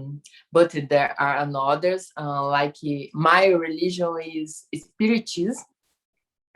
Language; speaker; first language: English; non-native, learner; Portuguese